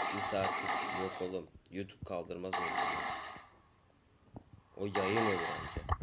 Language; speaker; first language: Turkish; native; Turkish